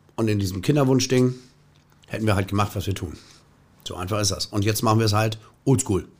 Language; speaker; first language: German; native; German